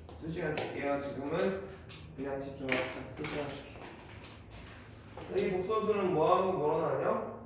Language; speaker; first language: Korean; native; Korean